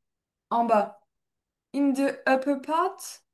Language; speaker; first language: English; non-native, fluent; French